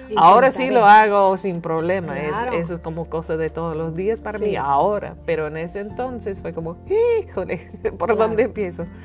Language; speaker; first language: Spanish; non-native, fluent; English